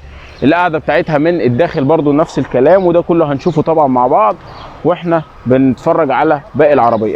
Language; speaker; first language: Arabic; native; Arabic